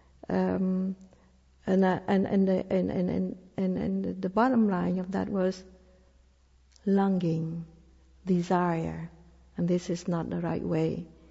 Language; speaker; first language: English; non-native, fluent; Thai